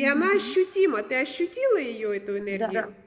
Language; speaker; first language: Russian; native; Russian